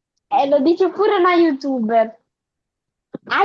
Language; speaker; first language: Italian; early bilingual, other home language; Bangla